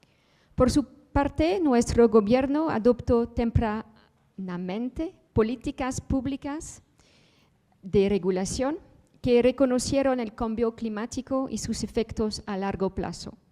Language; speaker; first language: Spanish; non-native, fluent; Dutch